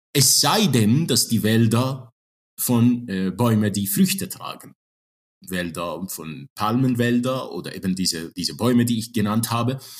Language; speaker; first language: German; non-native, fluent; Arabic